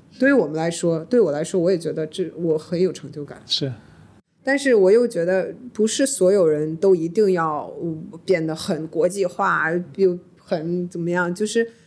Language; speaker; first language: Chinese; early bilingual, heritage; Chinese